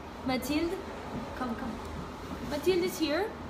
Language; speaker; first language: English; non-native, fluent; Russian